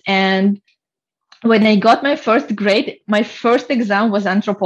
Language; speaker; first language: English; non-native, fluent; Russian